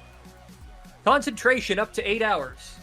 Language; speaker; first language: English; native; English